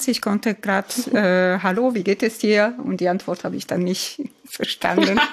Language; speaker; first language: German; non-native, fluent; Italian